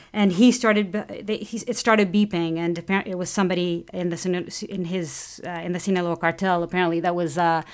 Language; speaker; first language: English; non-native, fluent; Portuguese